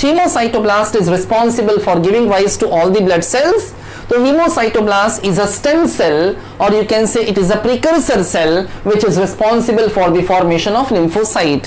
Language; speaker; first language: English; non-native, local second language; Hindi